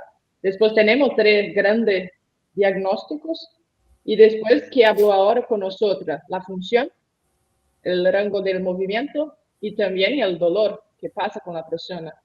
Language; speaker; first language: Spanish; non-native, learner; Portuguese